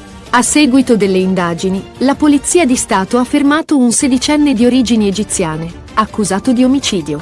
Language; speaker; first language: Italian; native; Italian